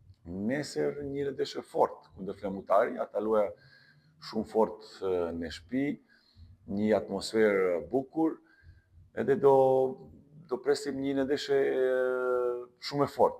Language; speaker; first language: Albanian; non-native, learner; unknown